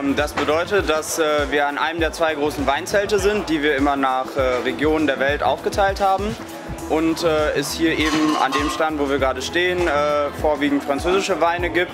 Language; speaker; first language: German; native; German